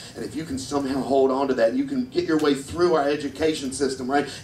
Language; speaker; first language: English; native; English